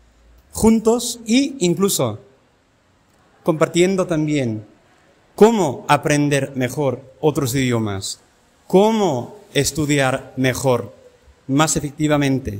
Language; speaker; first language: Spanish; non-native, fluent; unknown